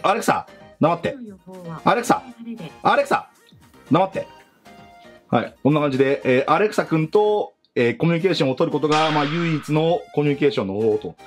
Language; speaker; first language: Japanese; native; Japanese